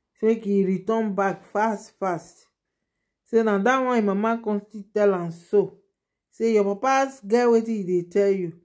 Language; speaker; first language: Nigerian Pidgin; non-native, local second language; Yoruba